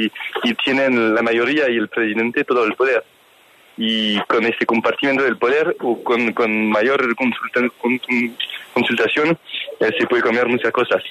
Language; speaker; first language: Spanish; non-native, fluent; French